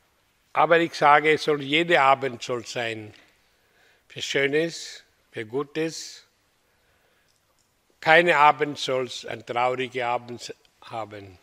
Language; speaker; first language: German; non-native, learner; Hindi